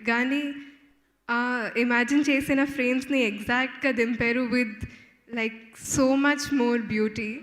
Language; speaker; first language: Telugu; non-native, fluent; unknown